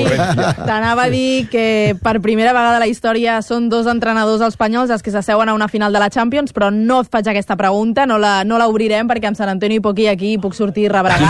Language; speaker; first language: Catalan; native; Catalan